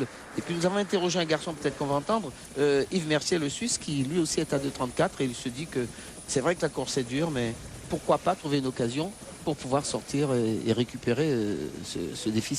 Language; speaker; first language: French; native; French